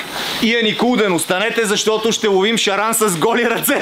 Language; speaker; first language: Bulgarian; native; Bulgarian